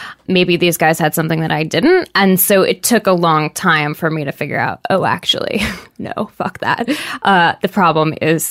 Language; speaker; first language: English; native; English